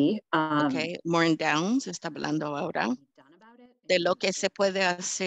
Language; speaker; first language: Spanish; early bilingual, heritage; English